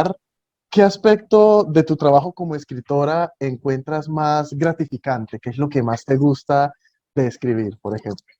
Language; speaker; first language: Spanish; native; Spanish